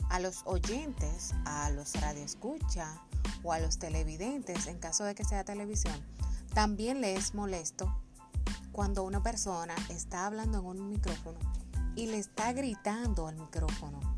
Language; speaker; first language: Spanish; native; Spanish